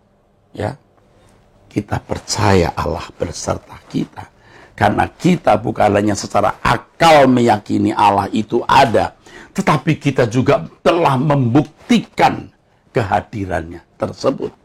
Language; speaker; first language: Indonesian; native; Indonesian